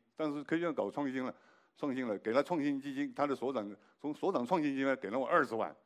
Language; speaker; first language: Chinese; native; Chinese